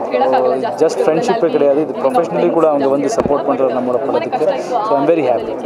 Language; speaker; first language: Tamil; non-native, learner; Kannada